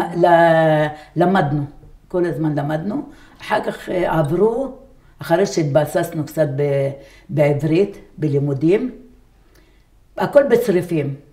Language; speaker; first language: Hebrew; non-native, fluent; Arabic